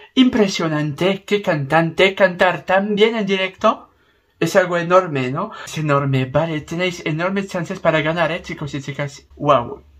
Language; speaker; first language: Spanish; non-native, learner; French